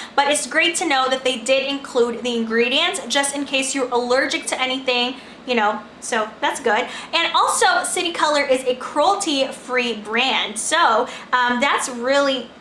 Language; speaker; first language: English; non-native, local second language; Filipino